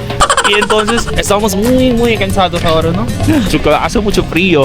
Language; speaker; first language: Spanish; non-native, learner; Filipino